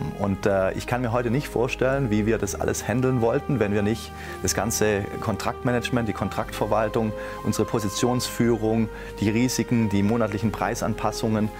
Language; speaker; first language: German; native; German